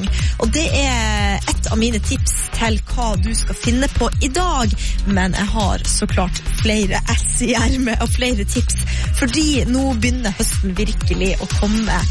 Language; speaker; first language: Norwegian; native; Norwegian